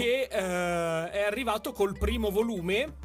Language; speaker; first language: Italian; native; Italian